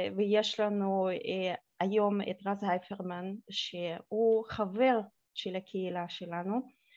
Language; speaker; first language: Hebrew; native; Hebrew